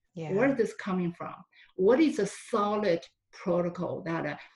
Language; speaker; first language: English; non-native, fluent; Chinese